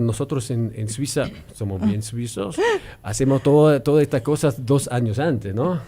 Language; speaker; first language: Spanish; non-native, fluent; German